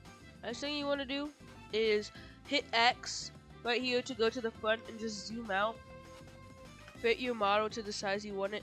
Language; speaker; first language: English; native; English